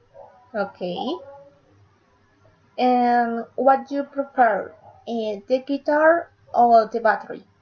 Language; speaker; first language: English; non-native, learner; Spanish